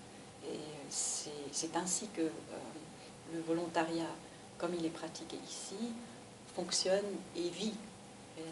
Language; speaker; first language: French; native; French